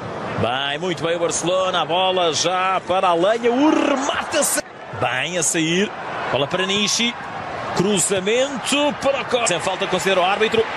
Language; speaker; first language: Portuguese; native; Portuguese